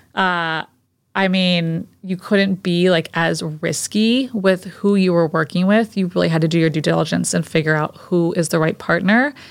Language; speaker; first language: English; native; English